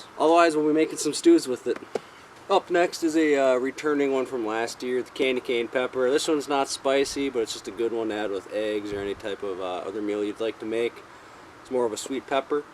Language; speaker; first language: English; native; English